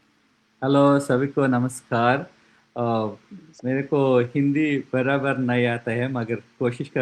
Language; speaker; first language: Hindi; non-native, local second language; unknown